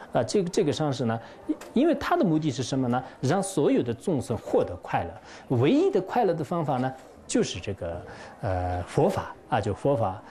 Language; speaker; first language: Chinese; non-native, local second language; Tibetan